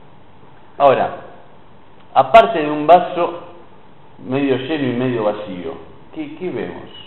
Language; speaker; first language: Spanish; native; Spanish